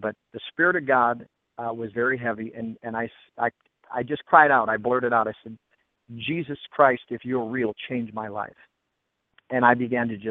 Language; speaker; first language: English; native; English